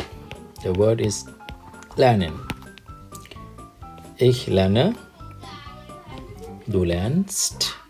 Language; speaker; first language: German; non-native, fluent; Thai